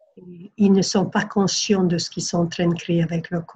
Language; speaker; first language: French; non-native, fluent; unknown